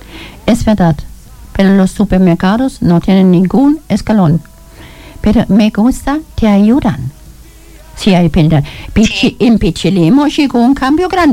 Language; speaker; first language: Spanish; non-native, learner; German